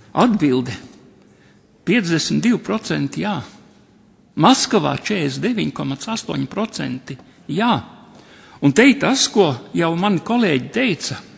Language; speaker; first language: Latvian; native; Latvian